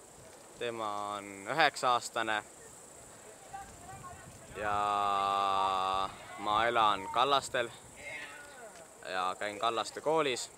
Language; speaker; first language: Estonian; early bilingual, other home language; English